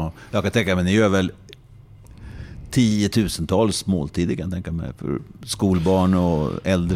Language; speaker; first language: Swedish; native; Swedish